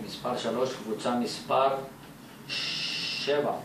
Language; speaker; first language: Hebrew; native; Hebrew